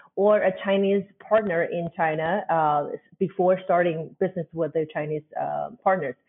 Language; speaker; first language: English; non-native, fluent; Chinese